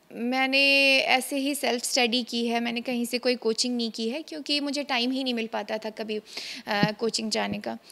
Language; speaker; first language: Hindi; native; Hindi